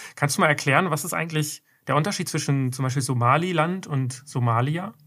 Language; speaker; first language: German; native; German